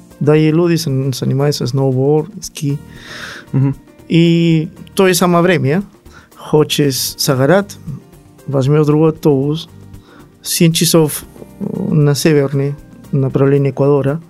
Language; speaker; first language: Russian; non-native, learner; Spanish